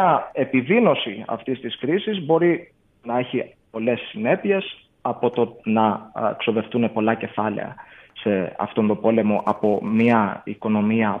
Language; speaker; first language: Greek; native; Greek